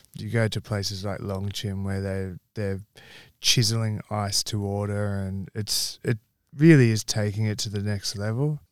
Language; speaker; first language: English; native; English